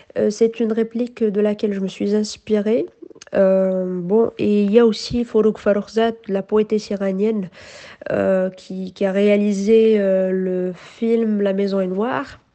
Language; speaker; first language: French; non-native, local second language; Arabic